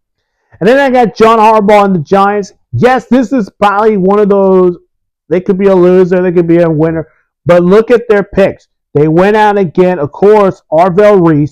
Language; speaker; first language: English; early bilingual, other home language; Spanish